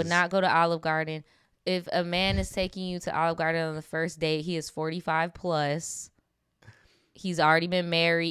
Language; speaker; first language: English; native; English